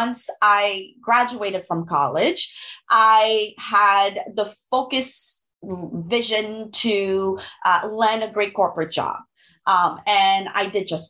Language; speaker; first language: English; non-native, fluent; French